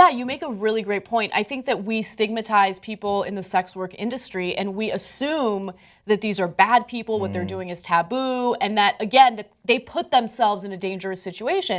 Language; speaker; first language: English; native; English